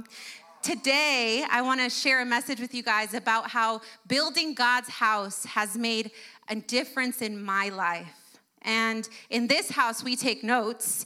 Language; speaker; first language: English; early bilingual, other home language; Spanish